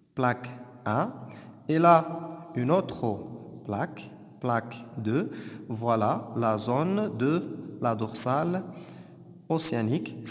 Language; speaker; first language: French; non-native, local second language; Arabic